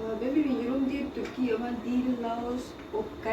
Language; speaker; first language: Turkish; non-native, learner; Lao